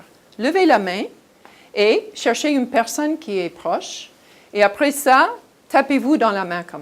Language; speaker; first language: French; non-native, fluent; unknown